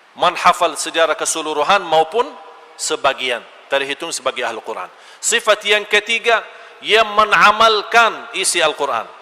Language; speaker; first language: Malay; non-native, fluent; Arabic